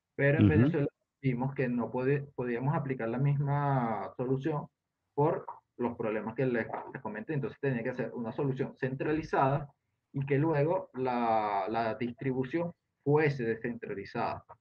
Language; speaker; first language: Spanish; native; Spanish